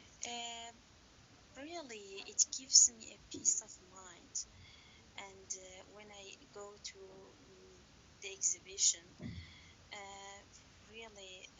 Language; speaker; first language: English; non-native, learner; Persian